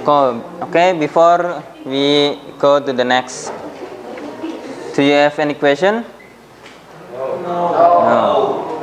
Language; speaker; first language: English; non-native, fluent; Indonesian